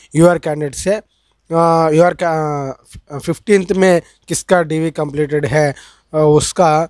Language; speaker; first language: Hindi; non-native, local second language; Telugu